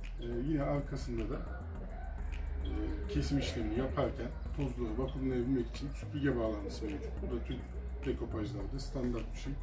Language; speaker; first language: Turkish; native; Turkish